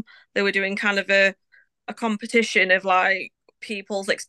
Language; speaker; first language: English; native; English